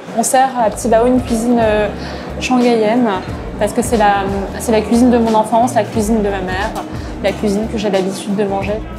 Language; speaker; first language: French; native; French